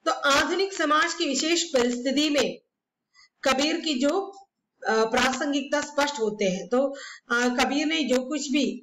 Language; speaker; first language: Hindi; non-native, local second language; Malayalam